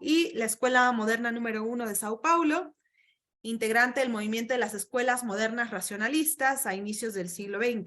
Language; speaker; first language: Spanish; native; Spanish